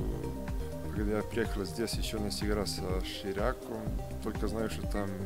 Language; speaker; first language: Russian; non-native, learner; Serbian